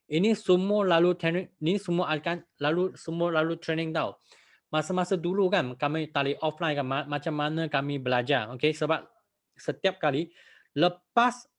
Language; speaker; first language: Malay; non-native, local second language; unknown